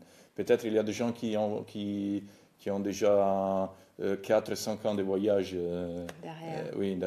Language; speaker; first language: French; non-native, fluent; Italian